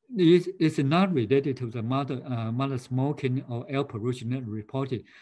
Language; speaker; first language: English; non-native, fluent; Chinese